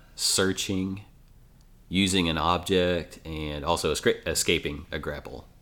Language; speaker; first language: English; native; English